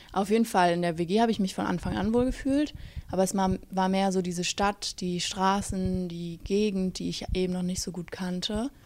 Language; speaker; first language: German; native; German